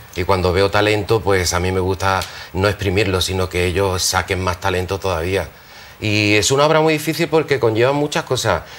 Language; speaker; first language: Spanish; native; Spanish